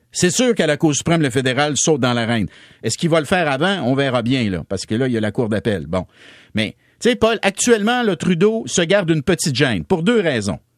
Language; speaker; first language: French; native; French